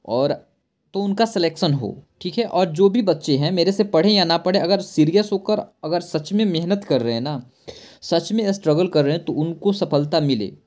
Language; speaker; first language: Hindi; native; Hindi